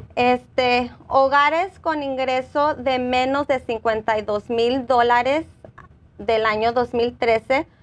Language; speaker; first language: Spanish; early bilingual, heritage; Spanish